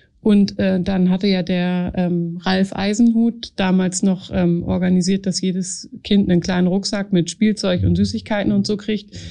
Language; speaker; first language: German; native; German